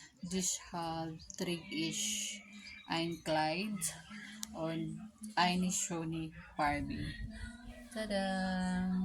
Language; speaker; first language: German; non-native, learner; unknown